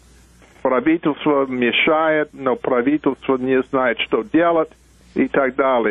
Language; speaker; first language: Russian; non-native, fluent; English